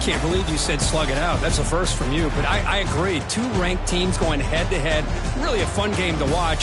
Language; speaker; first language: English; native; English